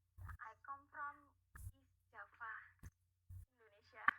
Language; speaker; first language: English; non-native, learner; Indonesian